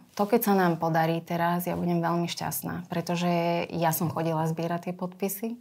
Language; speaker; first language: Slovak; native; Slovak